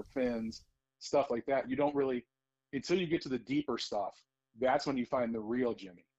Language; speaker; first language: English; native; English